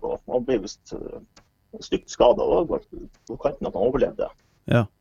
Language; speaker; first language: Norwegian; native; Norwegian